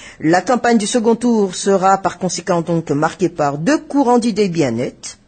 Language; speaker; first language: French; non-native, local second language; Malagasy